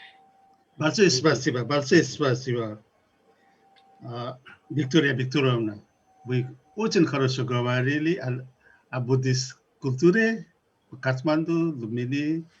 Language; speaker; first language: Russian; non-native, learner; Nepali